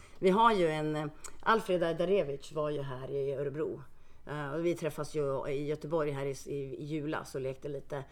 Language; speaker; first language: Swedish; early bilingual, other home language; Finnish